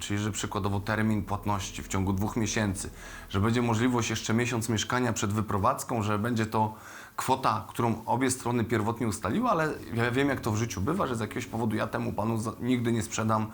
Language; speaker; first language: Polish; native; Polish